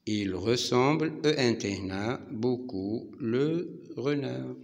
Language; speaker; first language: French; non-native, local second language; Arabic